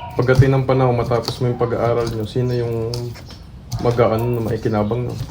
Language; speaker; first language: Filipino; native; Filipino